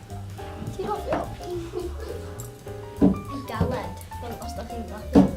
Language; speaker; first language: Welsh; non-native, local second language; English